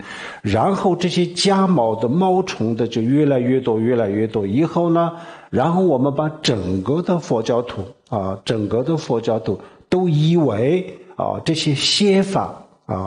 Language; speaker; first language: Chinese; non-native, local second language; Tibetan